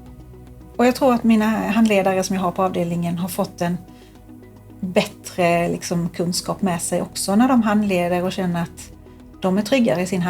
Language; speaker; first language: Swedish; native; Swedish